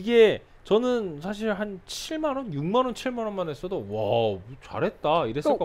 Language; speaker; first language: Korean; native; Korean